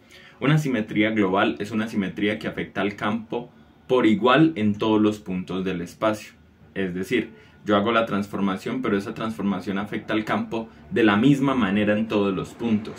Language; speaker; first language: Spanish; native; Spanish